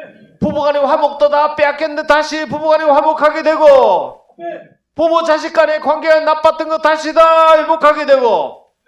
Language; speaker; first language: Korean; native; Korean